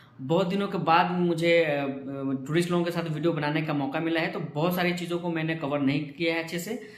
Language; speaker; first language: Hindi; native; Hindi